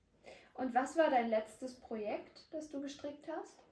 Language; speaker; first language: German; native; German